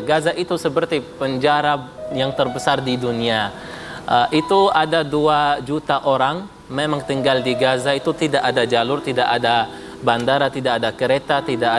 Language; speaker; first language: Indonesian; non-native, fluent; Arabic